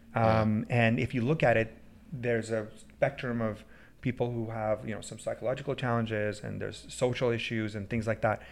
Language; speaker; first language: English; early bilingual, other home language; Persian